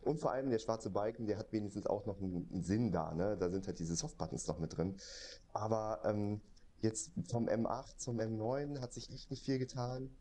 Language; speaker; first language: German; native; German